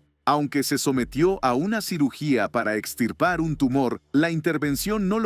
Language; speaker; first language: Spanish; native; Spanish